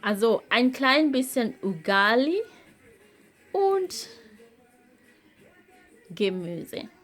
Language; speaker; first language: German; non-native, fluent; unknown